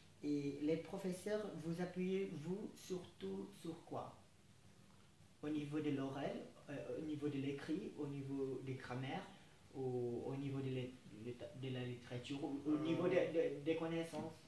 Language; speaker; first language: French; non-native, fluent; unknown